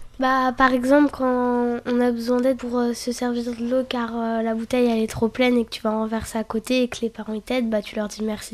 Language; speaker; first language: French; native; French